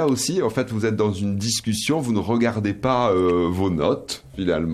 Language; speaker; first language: French; native; French